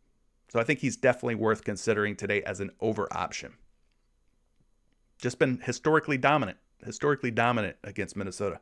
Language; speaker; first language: English; native; English